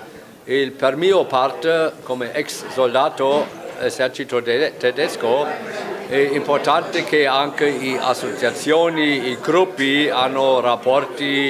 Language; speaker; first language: Italian; non-native, fluent; German